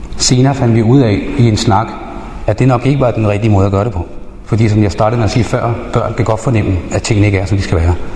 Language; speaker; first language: Danish; early bilingual, other home language; Spanish